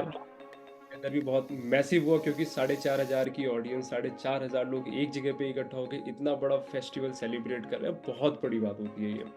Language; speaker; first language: Hindi; native; Hindi